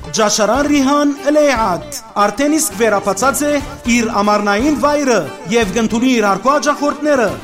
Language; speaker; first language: Armenian; early bilingual, heritage; Armenian